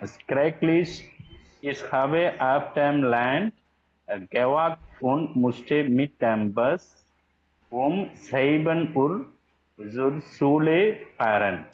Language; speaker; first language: German; non-native, learner; Tamil